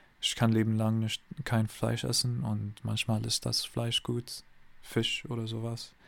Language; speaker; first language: German; non-native, learner; English